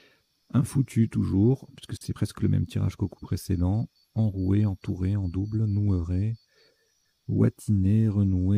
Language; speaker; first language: French; native; French